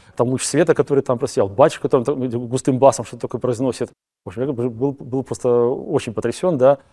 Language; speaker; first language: Russian; native; Russian